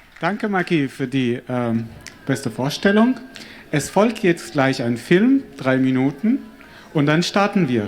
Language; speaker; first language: German; non-native, fluent; Arabic